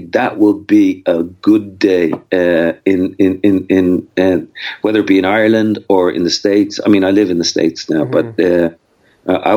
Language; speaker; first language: English; native; English